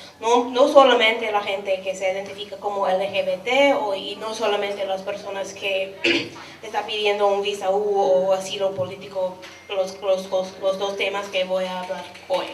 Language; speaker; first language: Spanish; non-native, fluent; English